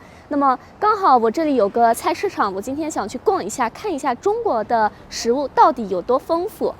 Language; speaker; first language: Chinese; non-native, fluent; Persian